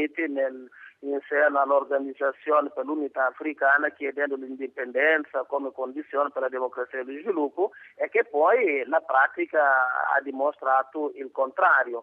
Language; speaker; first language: Italian; non-native, fluent; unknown